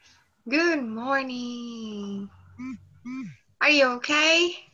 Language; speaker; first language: English; non-native, fluent; Portuguese